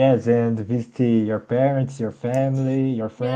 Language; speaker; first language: English; non-native, learner; Portuguese